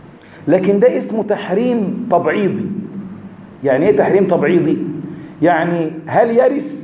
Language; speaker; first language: Arabic; native; Arabic